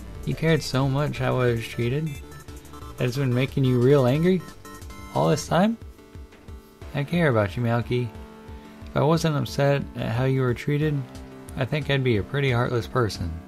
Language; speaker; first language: English; native; English